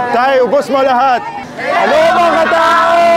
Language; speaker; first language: Filipino; non-native, learner; Arabic